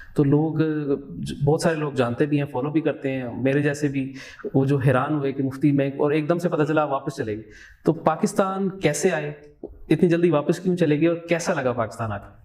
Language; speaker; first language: Urdu; native; Urdu